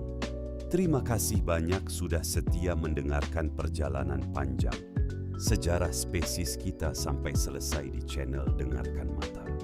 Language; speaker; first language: Indonesian; native; Indonesian